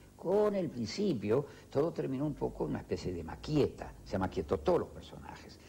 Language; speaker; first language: Spanish; early bilingual, other home language; Yiddish